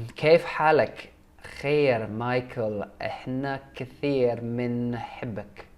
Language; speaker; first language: Arabic; non-native, learner; English